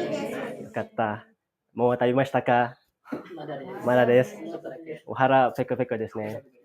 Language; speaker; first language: Japanese; non-native, learner; Malay